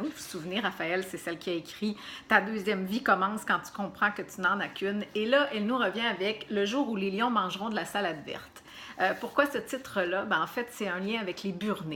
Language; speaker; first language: French; native; French